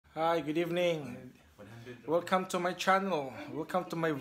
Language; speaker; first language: English; non-native, local second language; Cebuano